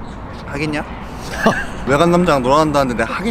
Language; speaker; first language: Korean; native; Korean